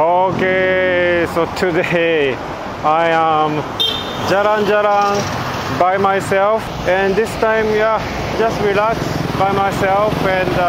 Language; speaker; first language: English; non-native, fluent; Japanese